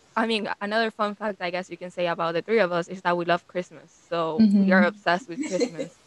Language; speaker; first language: English; non-native, fluent; Spanish